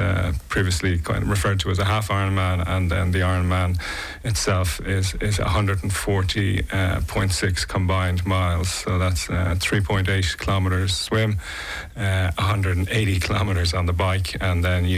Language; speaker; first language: English; native; English